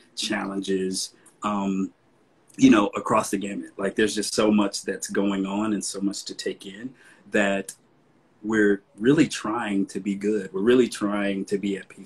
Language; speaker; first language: English; native; English